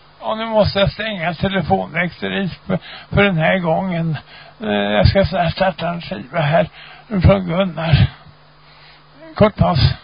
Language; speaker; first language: Swedish; native; Swedish